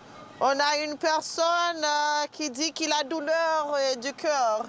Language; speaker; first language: French; early bilingual, heritage; French